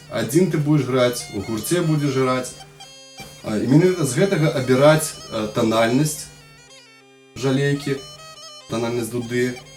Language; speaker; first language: Belarusian; native; Belarusian